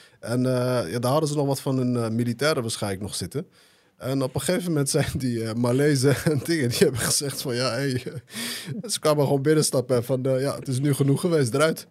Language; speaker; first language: Dutch; early bilingual, other home language; Arabic